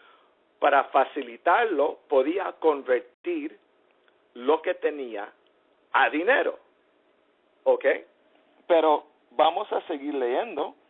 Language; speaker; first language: Spanish; early bilingual, heritage; English